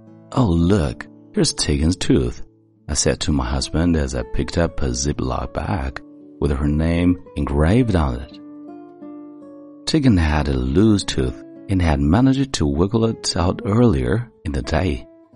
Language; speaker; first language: English; non-native, fluent; Chinese